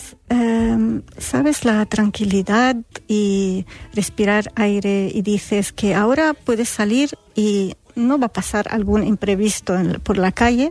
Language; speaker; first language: Spanish; non-native, fluent; Arabic